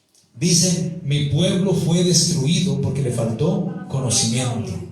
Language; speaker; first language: Spanish; native; Spanish